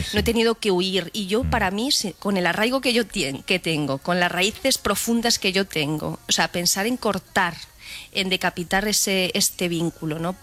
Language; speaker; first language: Spanish; native; Spanish